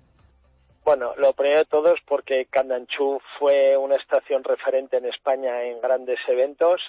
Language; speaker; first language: Spanish; native; Spanish